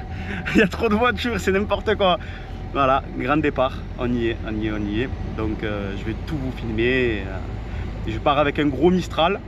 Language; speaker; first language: French; native; French